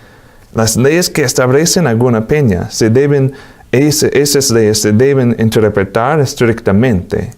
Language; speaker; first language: Spanish; non-native, fluent; English